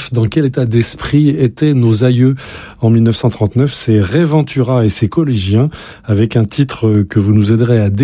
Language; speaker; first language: French; native; French